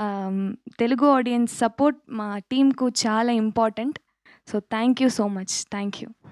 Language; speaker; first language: Telugu; non-native, learner; Tamil